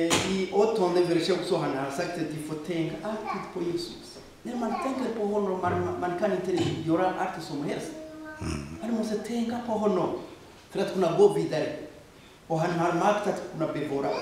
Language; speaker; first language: Swedish; non-native, fluent; Rundi